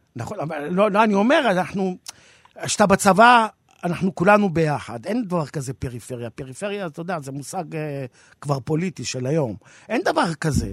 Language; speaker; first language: Hebrew; native; Hebrew